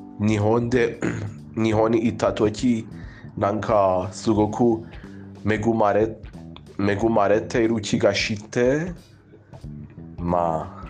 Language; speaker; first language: Japanese; non-native, fluent; Persian